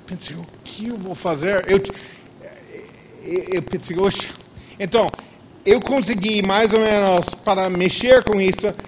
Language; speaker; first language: Portuguese; non-native, fluent; English